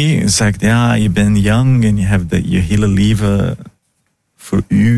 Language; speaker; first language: Dutch; non-native, fluent; Portuguese